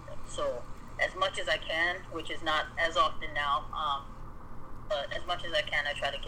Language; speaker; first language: English; native; English